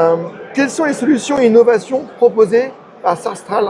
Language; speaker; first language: French; native; French